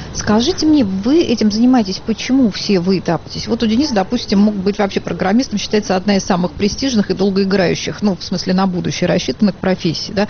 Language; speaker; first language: Russian; native; Russian